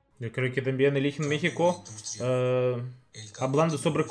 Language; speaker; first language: Spanish; non-native, fluent; Russian